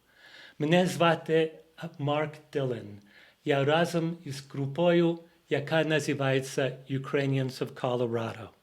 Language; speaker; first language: Ukrainian; non-native, fluent; English